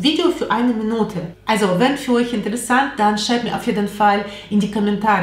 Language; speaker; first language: German; non-native, learner; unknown